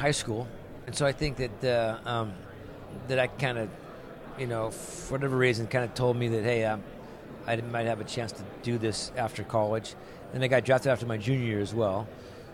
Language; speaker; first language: English; native; English